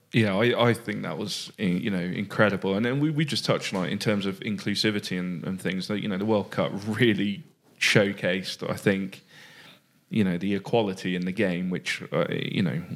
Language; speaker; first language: English; native; English